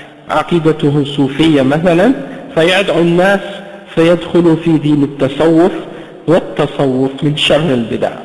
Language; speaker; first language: Arabic; non-native, fluent; French